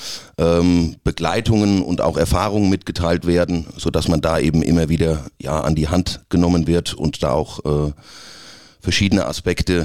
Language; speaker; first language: German; native; German